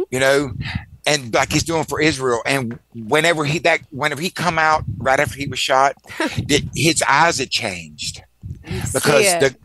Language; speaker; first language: English; native; English